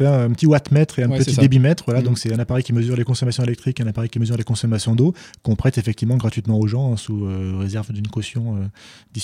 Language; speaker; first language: French; native; French